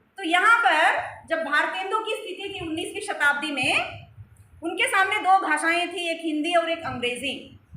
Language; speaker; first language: Hindi; non-native, local second language; Telugu